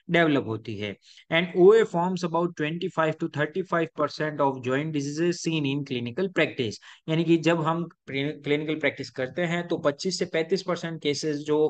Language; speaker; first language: Hindi; native; Hindi